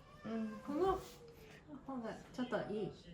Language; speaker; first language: Japanese; non-native, learner; English